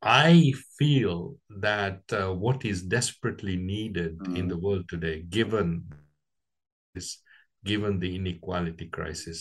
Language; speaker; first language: English; non-native, local second language; Gujarati